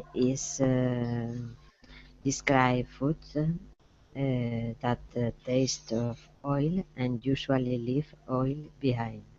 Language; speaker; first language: English; non-native, learner; Spanish